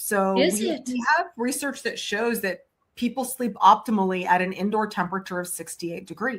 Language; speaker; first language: English; native; English